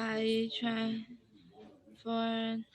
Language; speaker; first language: English; non-native, learner; Vietnamese